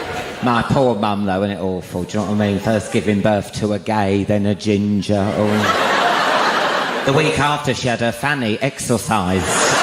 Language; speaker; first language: English; native; English